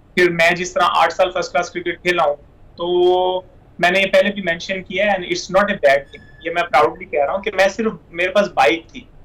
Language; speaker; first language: Urdu; non-native, local second language; Punjabi